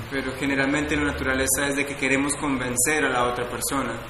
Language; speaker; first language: Spanish; native; Spanish